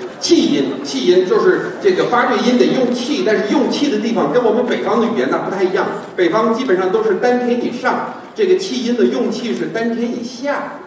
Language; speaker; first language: Chinese; non-native, fluent; English